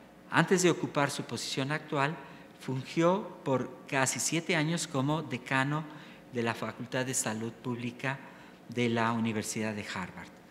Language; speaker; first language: Spanish; native; Spanish